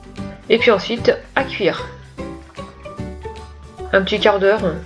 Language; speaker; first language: French; native; French